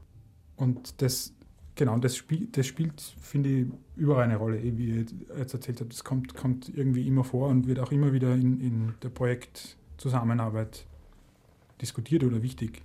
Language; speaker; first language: German; native; German